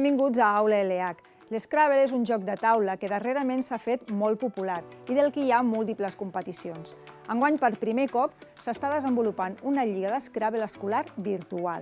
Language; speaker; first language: Catalan; native; Catalan